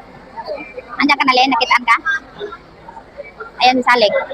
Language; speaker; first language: Filipino; native; Filipino